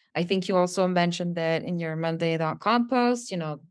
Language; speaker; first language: English; non-native, fluent; Serbian